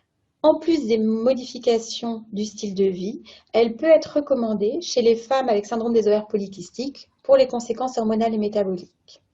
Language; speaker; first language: French; native; French